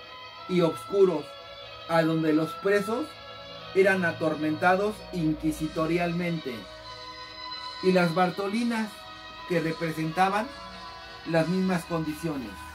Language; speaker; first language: Spanish; native; Spanish